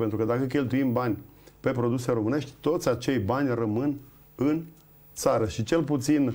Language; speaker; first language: Romanian; native; Romanian